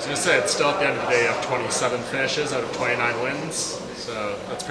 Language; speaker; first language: English; native; English